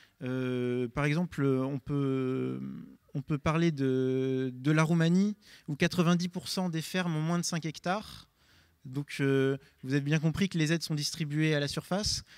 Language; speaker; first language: French; native; French